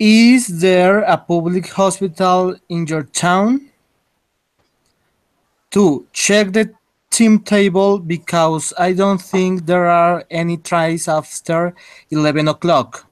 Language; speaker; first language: English; non-native, learner; Spanish